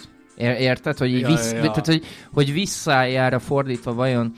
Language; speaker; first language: Hungarian; native; Hungarian